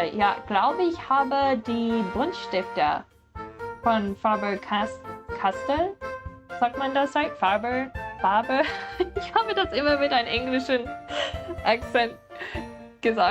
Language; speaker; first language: German; non-native, learner; English